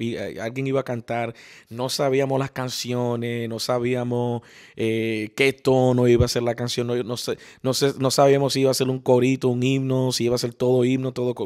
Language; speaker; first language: Spanish; early bilingual, heritage; Spanish